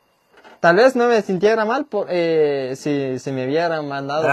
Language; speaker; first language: Spanish; non-native, local second language; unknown